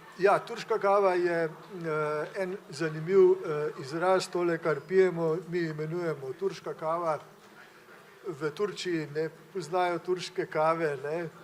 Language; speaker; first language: Slovenian; native; Slovenian